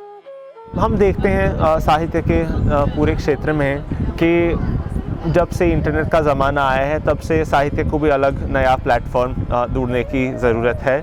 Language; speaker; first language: Hindi; native; Hindi